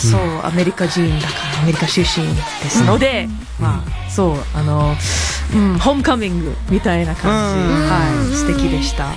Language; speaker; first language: Japanese; non-native, learner; English